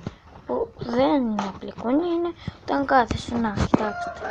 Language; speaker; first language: Greek; early bilingual, other home language; Bulgarian